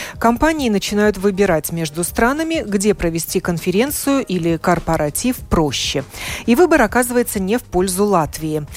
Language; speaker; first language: Russian; native; Russian